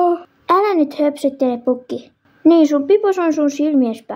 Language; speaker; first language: Finnish; native; Finnish